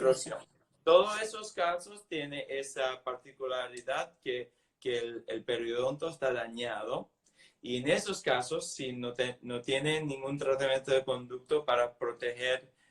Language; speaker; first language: Spanish; non-native, fluent; English